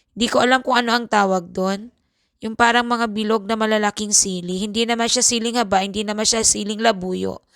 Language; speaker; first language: Filipino; non-native, local second language; Bikol